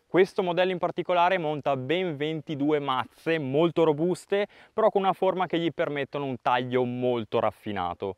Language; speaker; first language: Italian; native; Italian